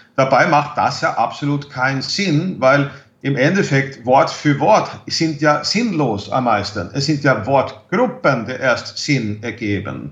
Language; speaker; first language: German; non-native, fluent; Swedish